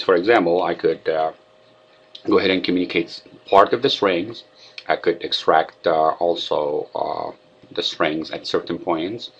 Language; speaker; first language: English; non-native, fluent; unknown